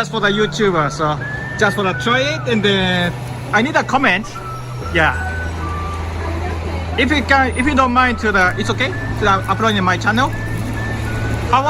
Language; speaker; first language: English; non-native, learner; Japanese